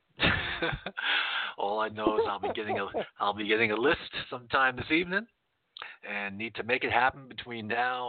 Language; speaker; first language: English; native; English